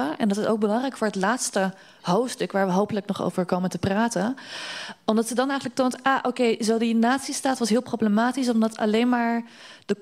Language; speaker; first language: Dutch; native; Dutch